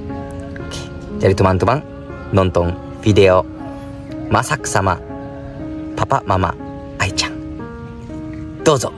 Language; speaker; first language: Indonesian; non-native, fluent; Japanese